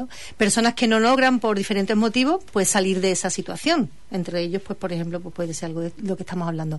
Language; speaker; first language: Spanish; native; Spanish